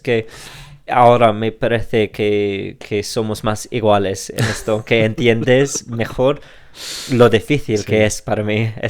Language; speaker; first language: Spanish; non-native, fluent; English